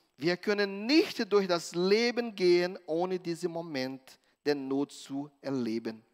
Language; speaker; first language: German; non-native, fluent; Portuguese